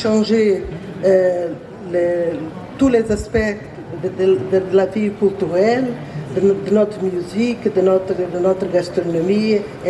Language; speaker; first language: French; non-native, learner; Portuguese